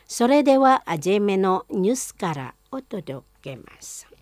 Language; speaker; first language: Japanese; non-native, fluent; Indonesian